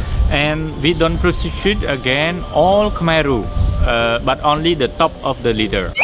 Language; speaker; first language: English; non-native, fluent; Khmer